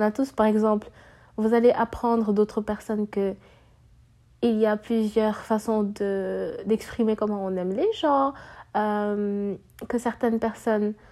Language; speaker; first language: French; native; French